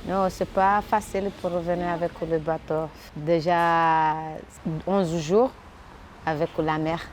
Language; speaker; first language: French; non-native, learner; Comorian